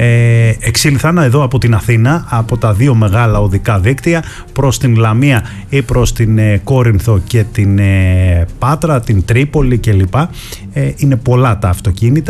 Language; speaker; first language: Greek; native; Greek